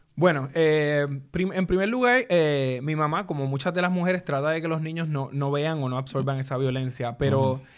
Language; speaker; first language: Spanish; native; Spanish